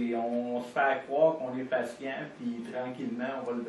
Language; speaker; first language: French; native; French